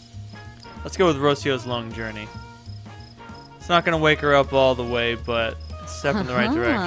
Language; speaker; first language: English; native; English